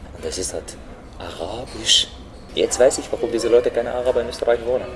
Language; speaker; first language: German; non-native, fluent; Arabic